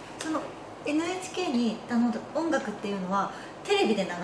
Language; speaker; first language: Japanese; native; Japanese